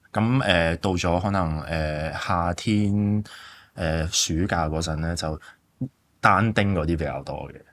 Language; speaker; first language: Cantonese; native; Cantonese